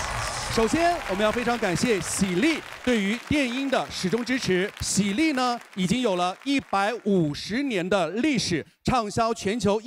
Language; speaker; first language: Chinese; native; Chinese